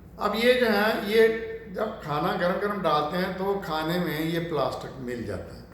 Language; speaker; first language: Urdu; non-native, local second language; Punjabi